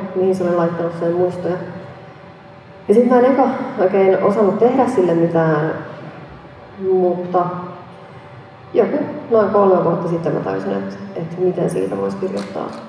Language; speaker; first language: Finnish; non-native, local second language; Estonian